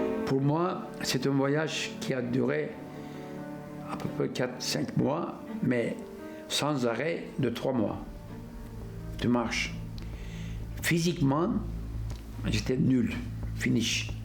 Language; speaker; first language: French; non-native, fluent; Turkish